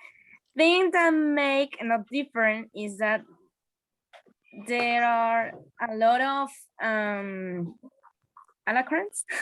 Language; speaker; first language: English; non-native, learner; Spanish